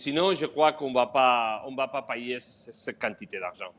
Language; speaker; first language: French; non-native, fluent; Spanish